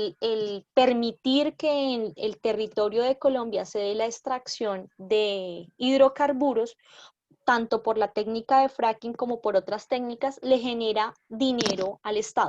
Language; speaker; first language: Spanish; native; Spanish